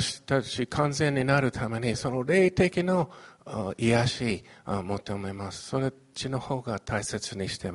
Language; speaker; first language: Japanese; non-native, fluent; Chinese